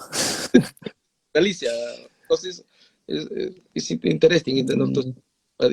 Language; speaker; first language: English; non-native, learner; Spanish